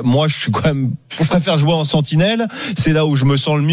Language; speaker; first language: French; native; French